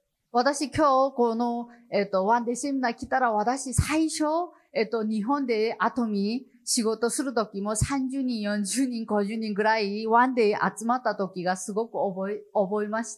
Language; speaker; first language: Japanese; non-native, learner; Chinese